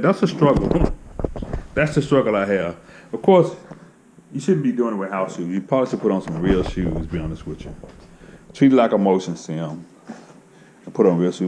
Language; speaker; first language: English; native; English